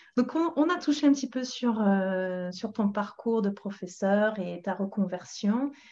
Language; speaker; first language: French; non-native, fluent; English